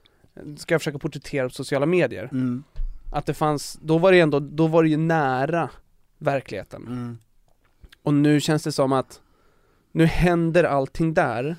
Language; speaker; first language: Swedish; native; Swedish